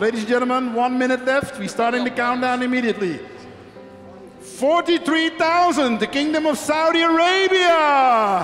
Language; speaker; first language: English; non-native, fluent; Dutch